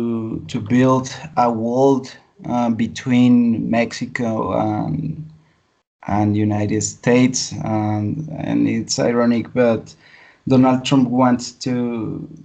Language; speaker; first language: English; non-native, learner; Spanish